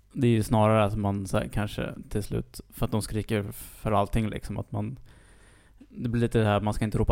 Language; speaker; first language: Swedish; native; Swedish